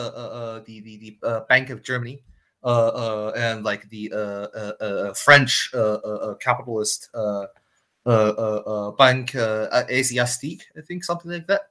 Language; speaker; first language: English; non-native, fluent; Chinese